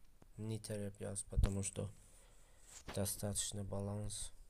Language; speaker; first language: Russian; non-native, fluent; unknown